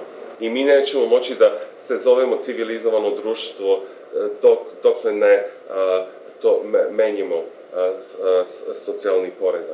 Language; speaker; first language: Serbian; non-native, fluent; English